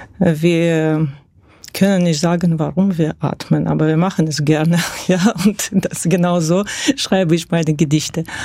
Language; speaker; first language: German; non-native, fluent; Russian